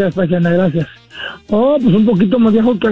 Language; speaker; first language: Spanish; native; Spanish